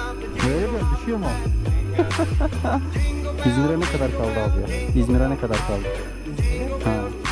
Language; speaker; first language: Turkish; native; Turkish